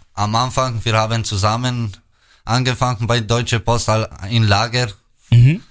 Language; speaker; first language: German; non-native, learner; Albanian